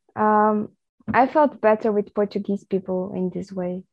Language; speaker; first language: English; non-native, fluent; Slovak